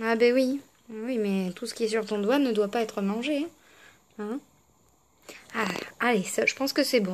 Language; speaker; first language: French; native; French